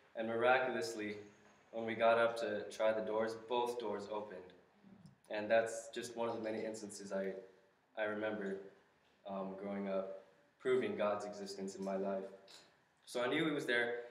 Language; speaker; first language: English; native; English